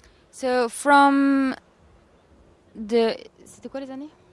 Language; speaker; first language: French; native; French